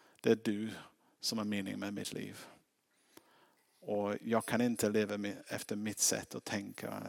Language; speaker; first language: Swedish; non-native, fluent; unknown